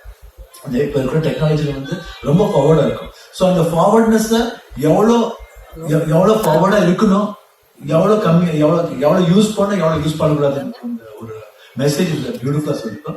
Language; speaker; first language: Tamil; non-native, local second language; Kannada